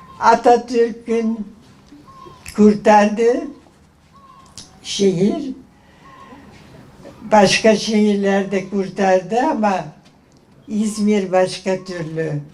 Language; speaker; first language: Turkish; early bilingual, other home language; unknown